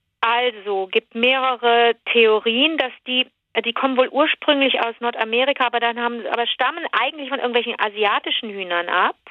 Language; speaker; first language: German; native; German